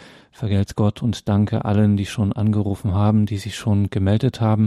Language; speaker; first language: German; native; German